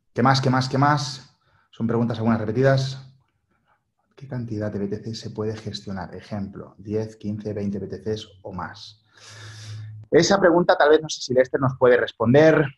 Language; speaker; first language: Spanish; native; Spanish